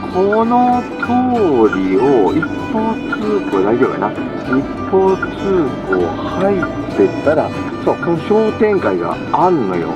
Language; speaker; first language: Japanese; native; Japanese